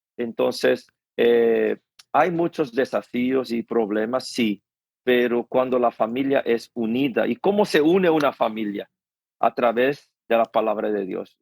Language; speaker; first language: Spanish; non-native, fluent; Korean